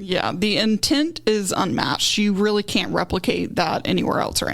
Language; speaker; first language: English; native; English